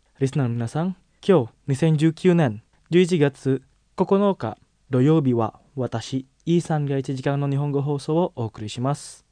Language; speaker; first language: Japanese; non-native, fluent; Indonesian